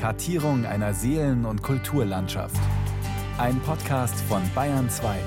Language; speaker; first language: German; native; German